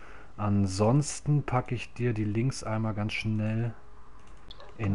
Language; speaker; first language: German; native; German